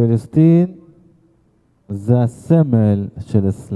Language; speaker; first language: Hebrew; non-native, fluent; Arabic